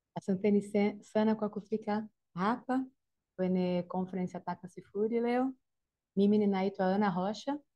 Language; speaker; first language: Swahili; non-native, fluent; Portuguese